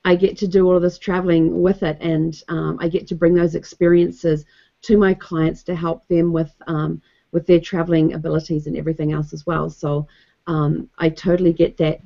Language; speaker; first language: English; native; English